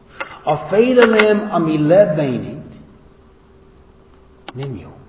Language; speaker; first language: Hungarian; non-native, fluent; English